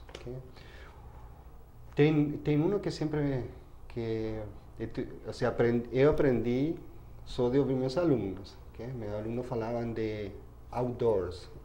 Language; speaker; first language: Portuguese; non-native, fluent; Spanish